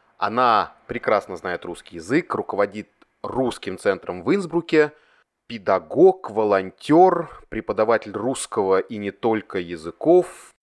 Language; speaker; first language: Russian; native; Russian